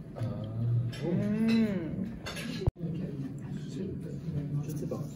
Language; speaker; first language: French; non-native, learner; Korean